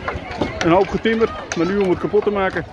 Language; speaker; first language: Dutch; native; Dutch